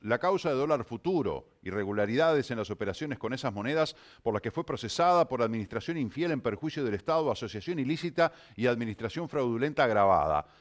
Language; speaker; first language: Spanish; native; Spanish